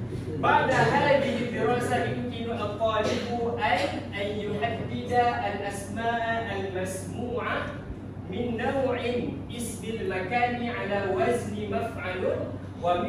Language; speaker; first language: Arabic; non-native, learner; Malay